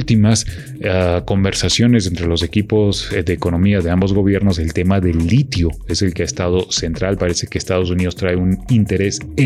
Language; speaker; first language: Spanish; native; Spanish